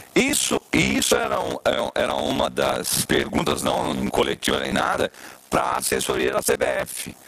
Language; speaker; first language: Portuguese; native; Portuguese